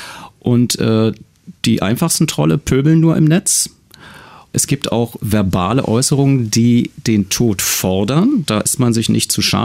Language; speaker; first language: German; native; German